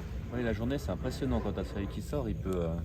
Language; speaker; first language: French; native; French